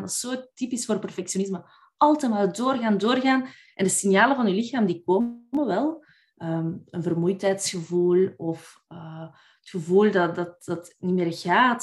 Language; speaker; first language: Dutch; native; Dutch